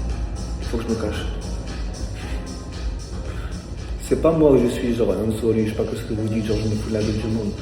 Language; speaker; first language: French; non-native, local second language; Arabic